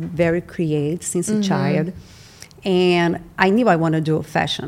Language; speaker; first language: English; non-native, learner; Portuguese